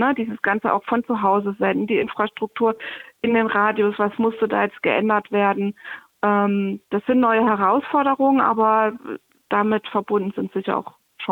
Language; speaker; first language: German; native; German